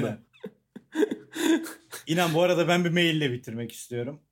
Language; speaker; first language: Turkish; native; Turkish